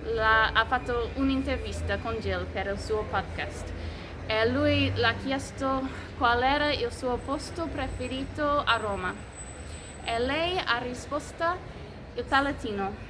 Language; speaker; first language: Italian; non-native, fluent; English